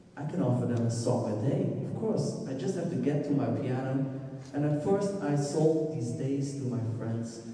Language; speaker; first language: English; non-native, fluent; Dutch